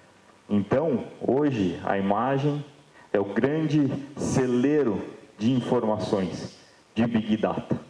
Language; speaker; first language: Portuguese; native; Portuguese